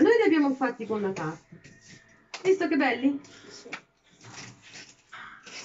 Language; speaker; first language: Italian; native; Italian